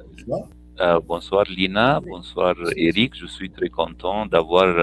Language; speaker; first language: French; non-native, fluent; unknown